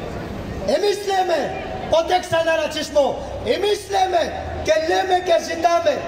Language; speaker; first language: Greek; non-native, fluent; Urdu